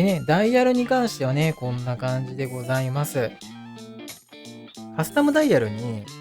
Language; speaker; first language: Japanese; native; Japanese